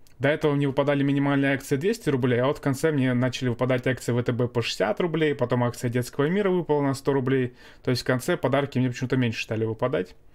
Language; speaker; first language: Russian; native; Russian